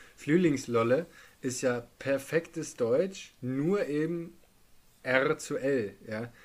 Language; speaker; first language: German; native; German